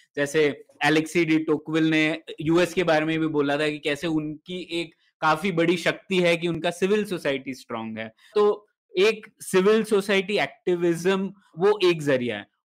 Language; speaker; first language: Hindi; native; Hindi